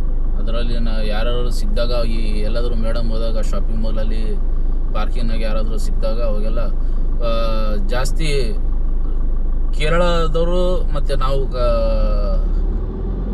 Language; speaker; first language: Kannada; non-native, local second language; Urdu